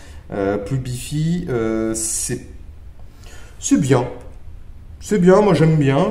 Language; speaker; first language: French; native; French